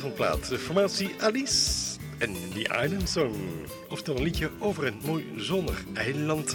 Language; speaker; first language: Dutch; native; Dutch